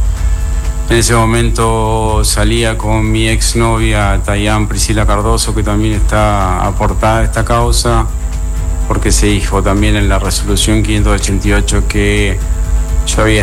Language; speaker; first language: Spanish; native; Spanish